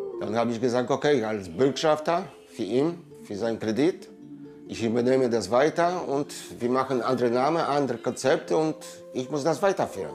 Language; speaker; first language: German; non-native, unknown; Polish